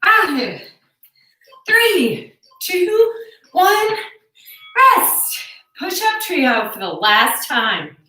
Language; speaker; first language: English; native; English